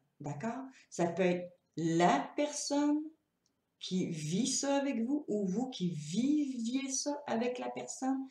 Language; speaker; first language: French; native; French